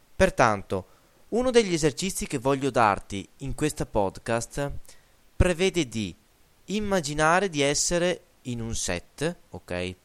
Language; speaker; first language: Italian; native; Italian